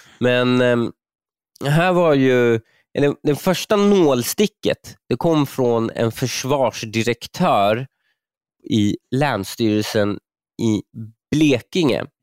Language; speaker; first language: Swedish; early bilingual, other home language; Persian